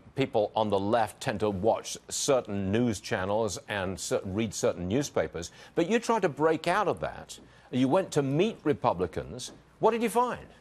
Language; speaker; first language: English; native; English